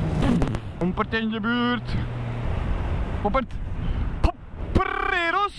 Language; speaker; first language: Dutch; native; Dutch